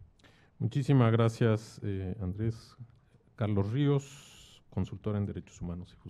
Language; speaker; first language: Spanish; native; Spanish